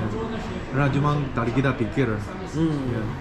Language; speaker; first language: Indonesian; non-native, learner; Chinese